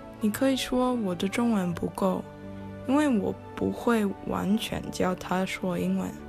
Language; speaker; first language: Chinese; non-native, learner; English